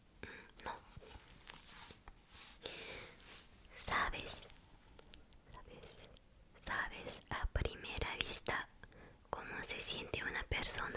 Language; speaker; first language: Spanish; non-native, learner; Korean